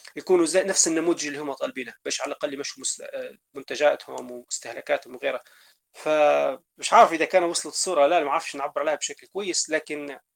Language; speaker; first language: Arabic; native; Arabic